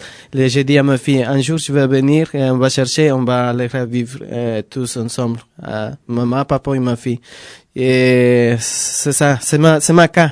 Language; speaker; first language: French; non-native, learner; Spanish